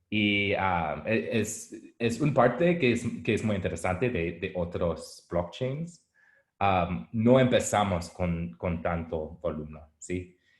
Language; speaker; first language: Spanish; non-native, learner; English